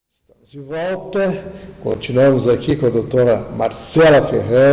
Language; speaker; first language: Portuguese; native; Portuguese